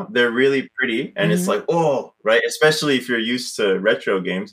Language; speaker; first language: English; native; English